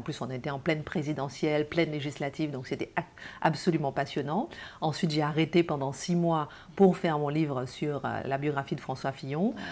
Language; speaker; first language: French; non-native, local second language; Guadeloupean Creole French